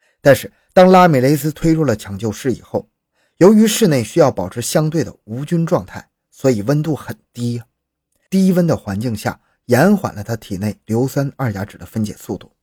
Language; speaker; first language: Chinese; native; Chinese